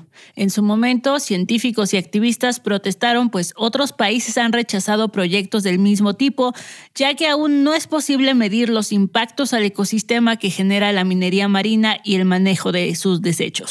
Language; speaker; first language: Spanish; native; Spanish